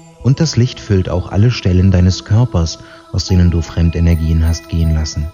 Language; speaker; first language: German; native; German